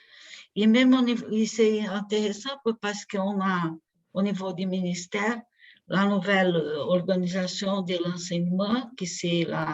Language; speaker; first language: French; non-native, fluent; Portuguese